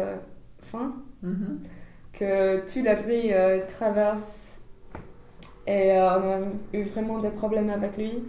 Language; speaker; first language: French; non-native, fluent; English